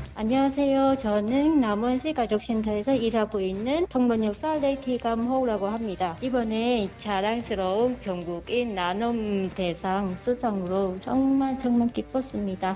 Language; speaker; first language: Korean; non-native, fluent; Vietnamese